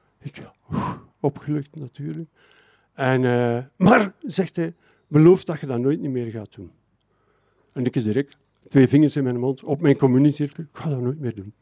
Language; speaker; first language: Dutch; native; Dutch